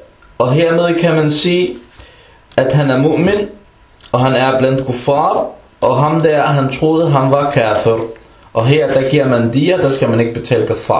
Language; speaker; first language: Danish; early bilingual, other home language; Arabic